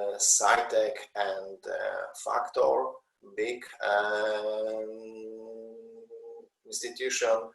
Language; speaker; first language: English; non-native, learner; Polish